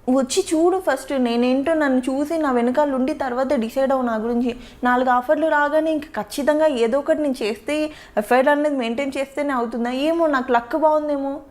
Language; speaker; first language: Telugu; native; Telugu